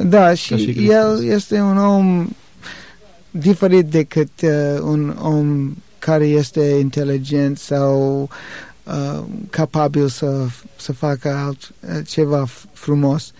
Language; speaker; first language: Romanian; non-native, learner; English